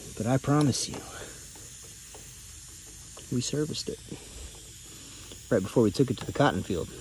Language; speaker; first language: English; native; English